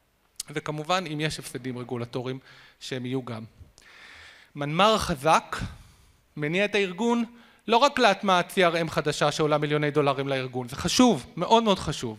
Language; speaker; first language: Hebrew; native; Hebrew